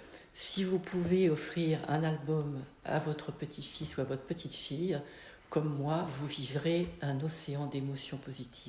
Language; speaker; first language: French; native; French